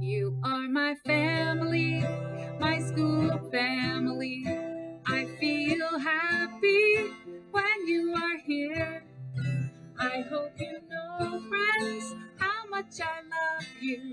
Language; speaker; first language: English; native; English